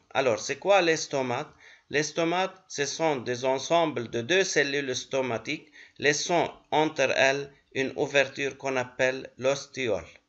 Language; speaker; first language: French; non-native, local second language; Arabic